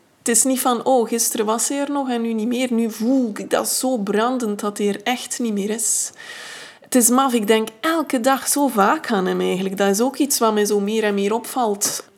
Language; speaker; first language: Dutch; native; Dutch